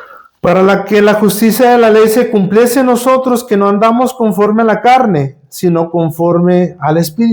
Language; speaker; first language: Spanish; native; Spanish